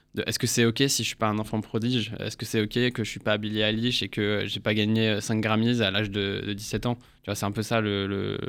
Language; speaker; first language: French; early bilingual, heritage; English